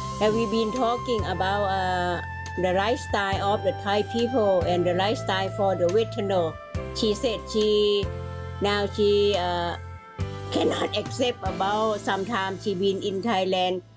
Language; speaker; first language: English; non-native, learner; Thai